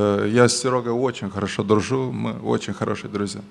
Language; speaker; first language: Russian; non-native, local second language; Romanian